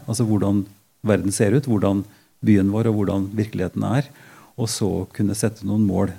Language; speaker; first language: Norwegian; native; Norwegian